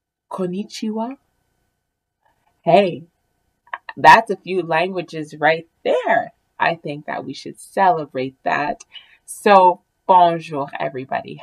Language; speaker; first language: English; early bilingual, other home language; French